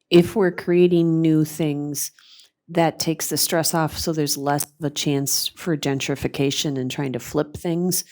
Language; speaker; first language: English; native; English